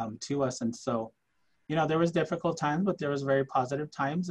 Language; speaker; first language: English; early bilingual, other home language; Spanish